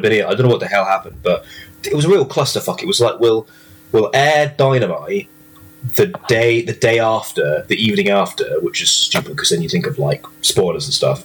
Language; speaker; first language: English; native; English